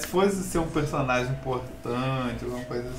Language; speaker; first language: Portuguese; native; Portuguese